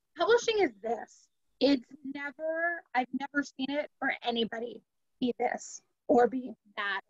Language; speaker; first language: English; native; English